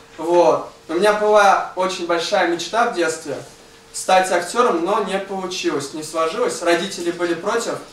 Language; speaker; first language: Russian; native; Russian